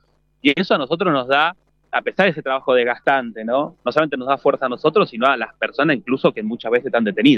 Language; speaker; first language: Spanish; native; Spanish